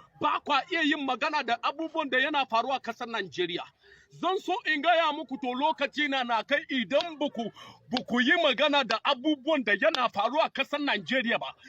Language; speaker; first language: Hausa; non-native, local second language; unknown